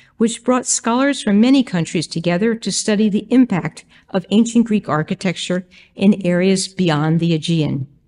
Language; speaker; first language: English; native; English